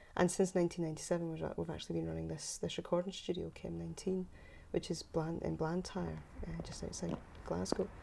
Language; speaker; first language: English; native; English